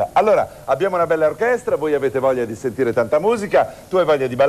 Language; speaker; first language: Italian; native; Italian